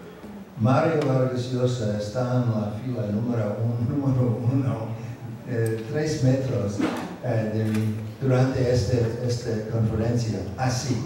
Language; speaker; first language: Spanish; non-native, fluent; English